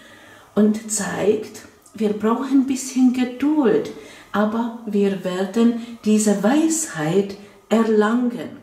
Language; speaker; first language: German; non-native, fluent; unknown